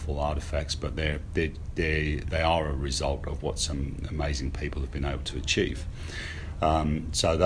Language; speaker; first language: English; native; English